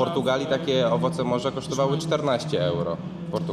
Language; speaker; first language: Polish; native; Polish